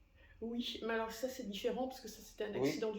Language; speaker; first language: French; native; French